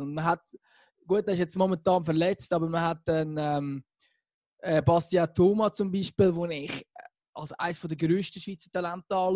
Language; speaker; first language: German; native; German